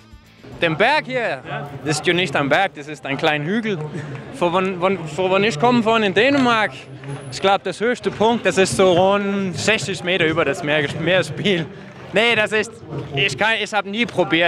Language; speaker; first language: German; non-native, learner; Danish